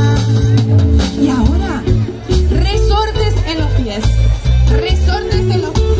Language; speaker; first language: Spanish; native; Spanish